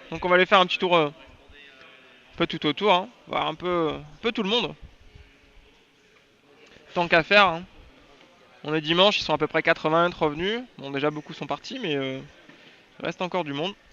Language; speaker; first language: French; native; French